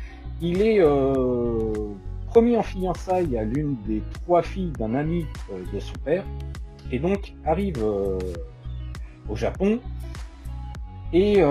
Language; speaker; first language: French; native; French